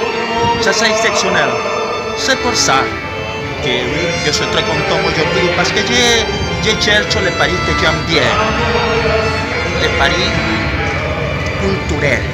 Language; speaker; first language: French; non-native, learner; Spanish